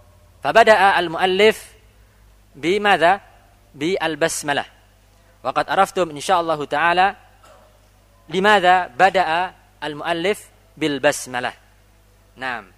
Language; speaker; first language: Arabic; non-native, fluent; Indonesian